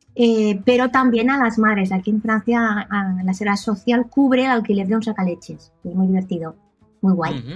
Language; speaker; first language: Spanish; non-native, local second language; Catalan